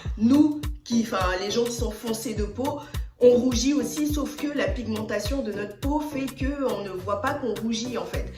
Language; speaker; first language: French; early bilingual, other home language; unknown